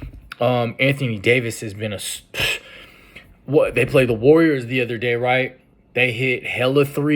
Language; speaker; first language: English; native; English